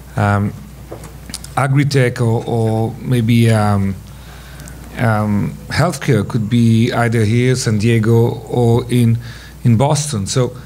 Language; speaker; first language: English; non-native, fluent; Hebrew